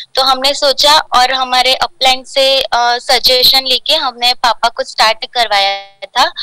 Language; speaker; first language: Hindi; non-native, local second language; Gujarati